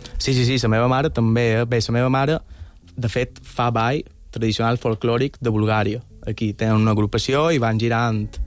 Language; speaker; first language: Catalan; early bilingual, other home language; Bulgarian